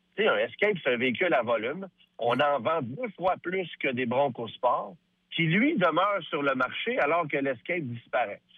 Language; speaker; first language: French; native; French